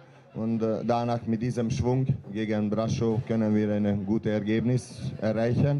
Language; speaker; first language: German; non-native, learner; Hungarian